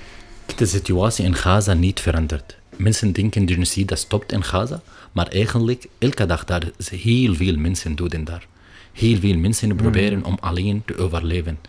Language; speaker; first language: Dutch; non-native, learner; Arabic